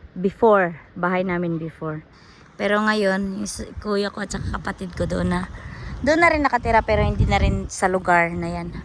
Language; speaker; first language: Filipino; non-native, local second language; Cebuano